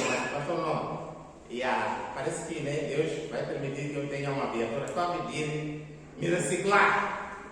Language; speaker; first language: Portuguese; non-native, local second language; Tsonga